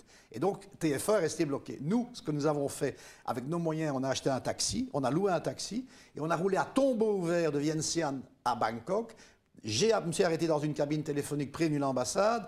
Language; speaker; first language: French; native; French